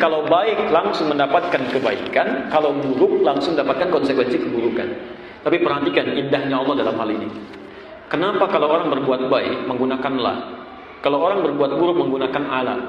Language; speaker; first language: Indonesian; native; Indonesian